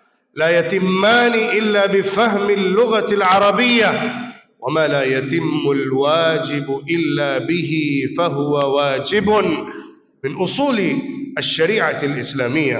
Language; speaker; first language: Arabic; non-native, fluent; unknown